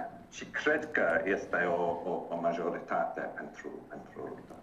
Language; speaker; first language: Romanian; non-native, learner; English